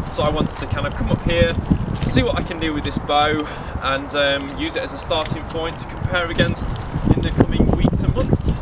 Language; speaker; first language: English; native; English